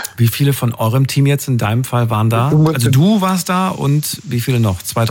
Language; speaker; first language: German; native; German